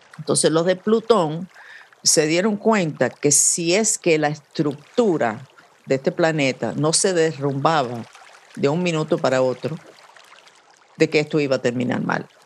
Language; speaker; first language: Spanish; non-native, fluent; English